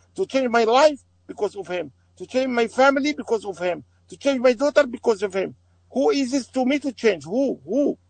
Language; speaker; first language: English; non-native, learner; Arabic